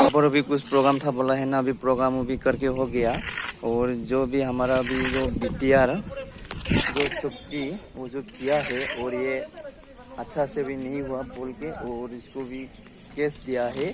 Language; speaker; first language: Hindi; non-native, local second language; Bodo